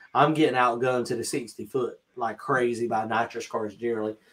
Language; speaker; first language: English; native; English